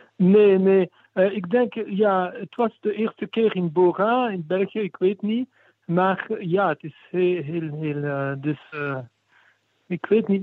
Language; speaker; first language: Dutch; non-native, fluent; French